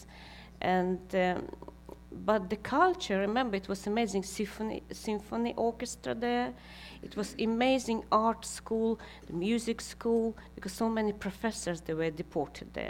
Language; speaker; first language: English; non-native, fluent; Kazakh